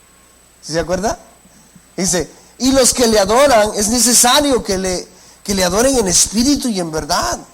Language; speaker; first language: Spanish; native; Spanish